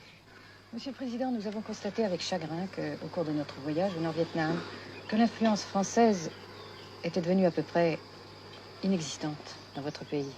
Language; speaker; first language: French; native; French